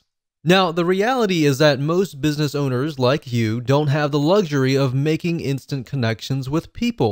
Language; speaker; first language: English; native; English